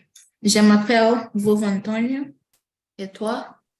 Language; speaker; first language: French; non-native, learner; Portuguese